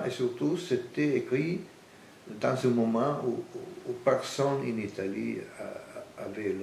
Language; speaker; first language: French; non-native, fluent; Italian